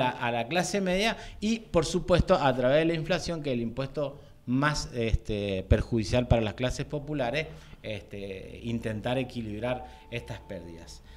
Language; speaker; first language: Spanish; native; Spanish